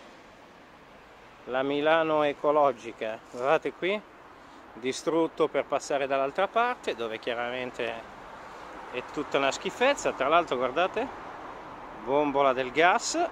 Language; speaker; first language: Italian; native; Italian